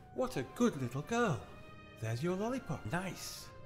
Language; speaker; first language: English; native; English